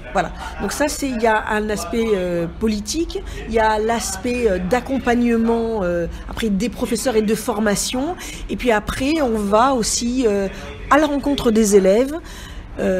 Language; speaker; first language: French; native; French